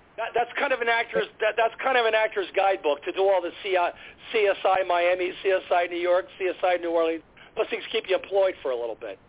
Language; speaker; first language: English; native; English